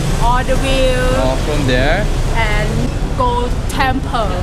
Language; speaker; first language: English; non-native, learner; Thai